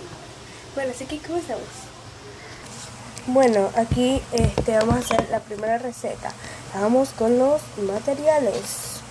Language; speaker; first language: Spanish; native; Spanish